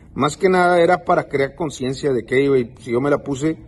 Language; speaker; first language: Spanish; early bilingual, heritage; Spanish